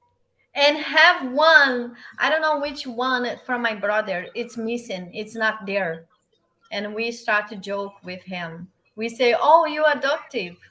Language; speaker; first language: English; non-native, learner; Portuguese